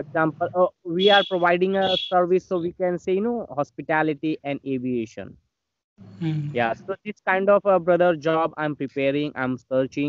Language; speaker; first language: English; non-native, learner; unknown